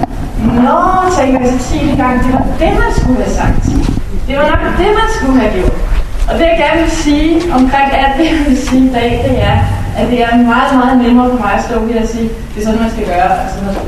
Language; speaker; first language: Danish; native; Danish